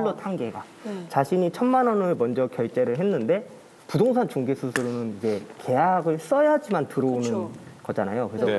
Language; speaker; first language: Korean; native; Korean